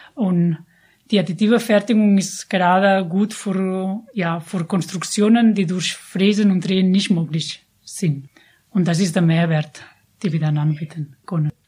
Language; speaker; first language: German; non-native, fluent; Catalan